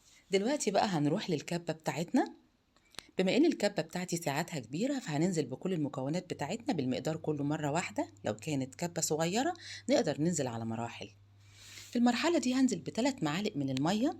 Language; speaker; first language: Arabic; native; Arabic